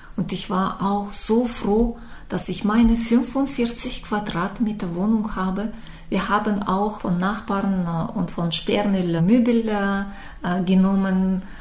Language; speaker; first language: German; non-native, fluent; Russian